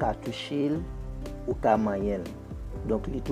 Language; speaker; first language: French; non-native, local second language; Haitian Creole